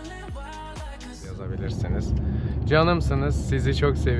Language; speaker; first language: Turkish; native; Turkish